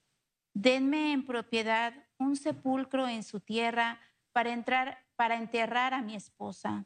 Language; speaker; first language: Spanish; native; Spanish